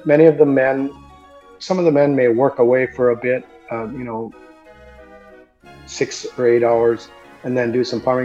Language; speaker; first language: English; early bilingual, other home language; German